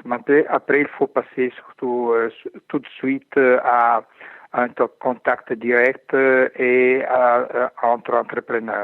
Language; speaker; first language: French; non-native, fluent; Italian